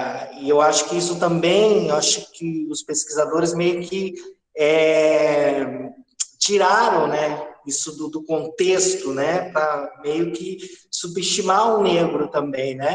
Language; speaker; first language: Portuguese; native; Portuguese